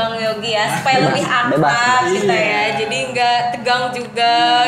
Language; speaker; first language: Indonesian; native; Indonesian